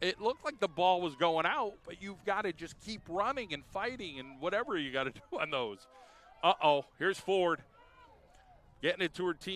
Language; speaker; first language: English; native; English